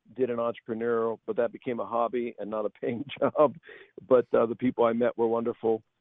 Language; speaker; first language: English; native; English